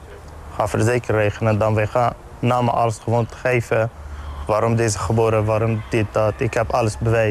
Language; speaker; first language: Dutch; non-native, learner; Arabic